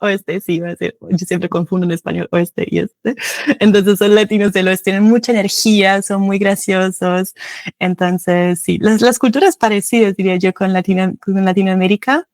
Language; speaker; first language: Spanish; non-native, fluent; German